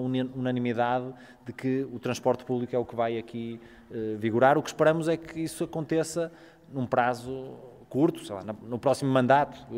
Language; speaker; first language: Portuguese; native; Portuguese